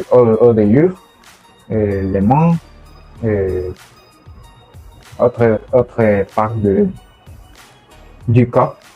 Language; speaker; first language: French; non-native, learner; Spanish